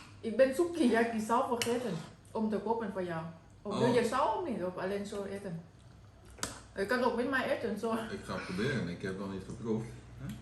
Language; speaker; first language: Dutch; non-native, learner; Thai